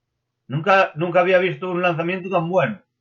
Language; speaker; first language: Spanish; native; Spanish